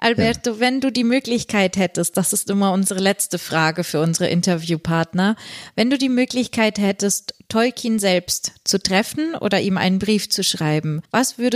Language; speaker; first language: German; native; German